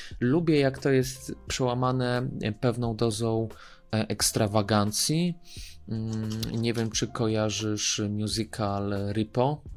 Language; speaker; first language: Polish; native; Polish